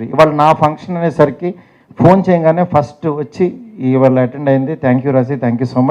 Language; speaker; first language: Telugu; native; Telugu